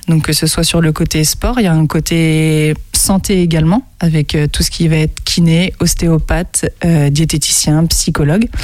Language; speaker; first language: French; native; French